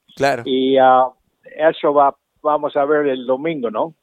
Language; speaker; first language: Spanish; native; Spanish